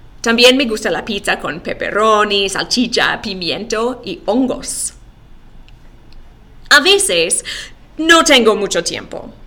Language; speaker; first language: Spanish; non-native, fluent; English